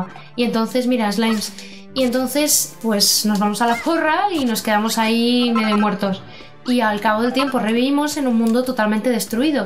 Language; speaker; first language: Spanish; native; Spanish